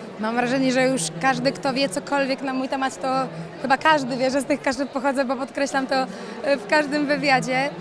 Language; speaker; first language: Polish; native; Polish